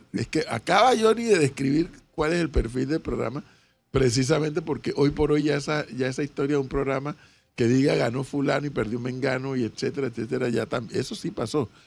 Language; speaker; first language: Spanish; native; Spanish